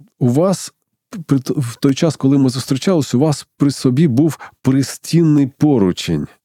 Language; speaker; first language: Ukrainian; native; Ukrainian